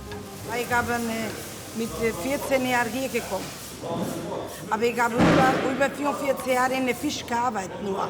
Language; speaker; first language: German; non-native, learner; Portuguese